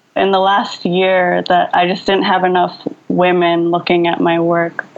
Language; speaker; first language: English; early bilingual, other home language; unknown